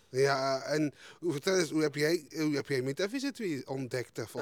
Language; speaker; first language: Dutch; native; Dutch